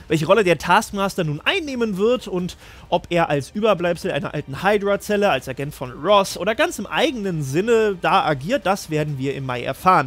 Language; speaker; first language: German; native; German